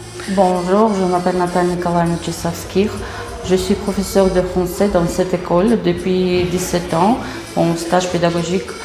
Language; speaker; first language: French; non-native, fluent; Russian